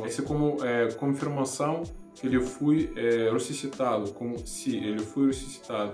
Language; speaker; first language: Portuguese; non-native, learner; Russian